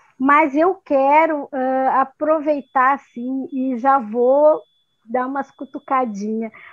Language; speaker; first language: Portuguese; native; Portuguese